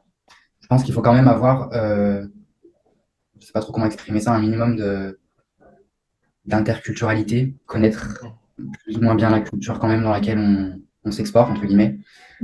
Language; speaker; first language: French; native; French